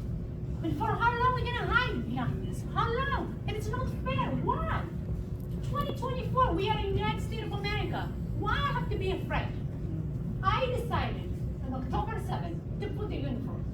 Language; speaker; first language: English; non-native, local second language; Hebrew